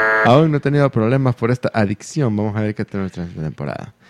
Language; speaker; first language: Spanish; native; Spanish